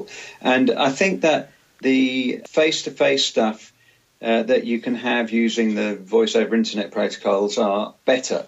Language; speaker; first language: English; native; English